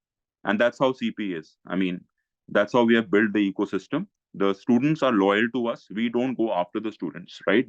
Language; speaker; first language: English; non-native, local second language; Hindi